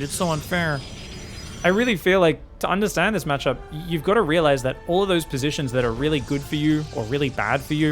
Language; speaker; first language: English; native; English